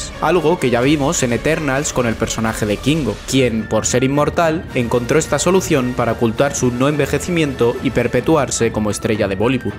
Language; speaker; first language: Spanish; native; Spanish